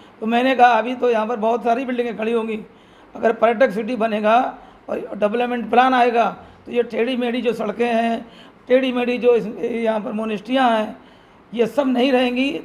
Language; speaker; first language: Hindi; native; Hindi